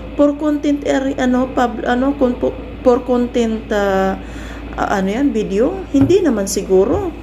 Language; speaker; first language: Filipino; native; Filipino